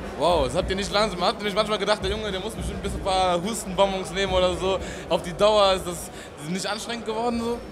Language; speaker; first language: German; early bilingual, other home language; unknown